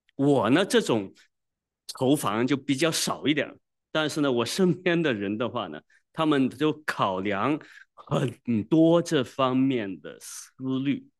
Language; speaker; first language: Chinese; native; Chinese